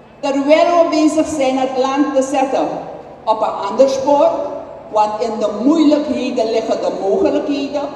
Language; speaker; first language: Dutch; native; Dutch